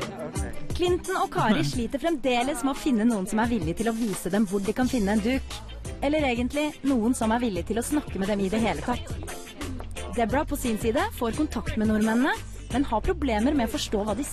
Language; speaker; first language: Norwegian; native; Norwegian